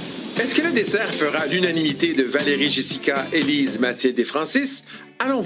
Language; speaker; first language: French; native; French